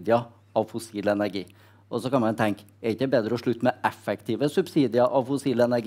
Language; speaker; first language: Norwegian; native; Norwegian